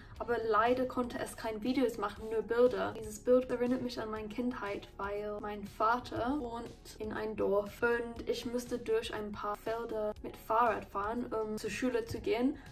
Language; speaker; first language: German; non-native, fluent; English